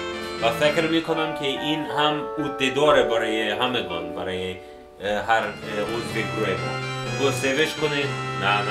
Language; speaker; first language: Persian; non-native, learner; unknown